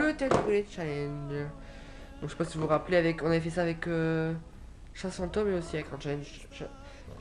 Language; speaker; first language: French; native; French